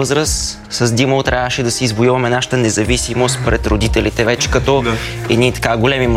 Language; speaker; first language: Bulgarian; native; Bulgarian